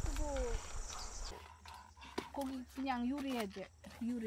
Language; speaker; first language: Korean; non-native, fluent; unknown